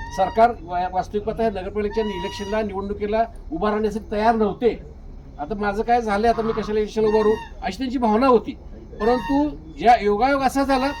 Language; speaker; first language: Marathi; native; Marathi